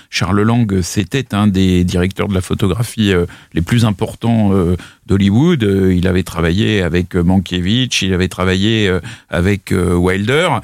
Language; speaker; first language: French; native; French